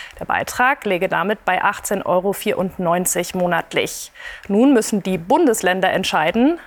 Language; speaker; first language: German; native; German